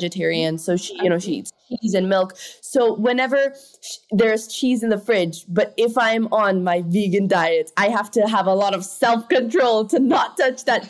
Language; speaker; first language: English; non-native, local second language; Hindi